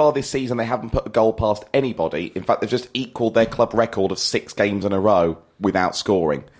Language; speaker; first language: English; native; English